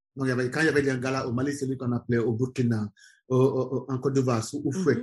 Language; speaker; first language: French; non-native, local second language; Wolof